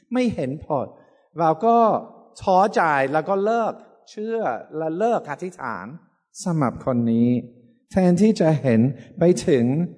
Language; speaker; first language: Thai; non-native, fluent; English